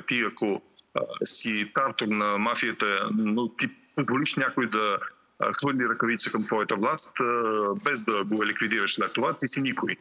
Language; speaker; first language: Bulgarian; native; Bulgarian